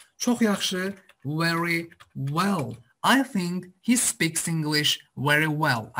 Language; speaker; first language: English; non-native, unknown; Azerbaijani